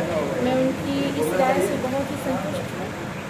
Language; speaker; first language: Hindi; native; Hindi